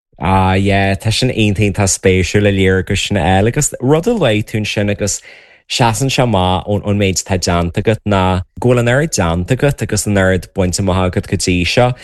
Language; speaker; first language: Irish; native; Irish